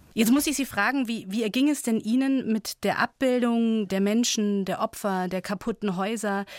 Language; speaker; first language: German; early bilingual, other home language; Turkish